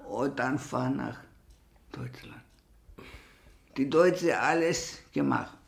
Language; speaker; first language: German; non-native, learner; Greek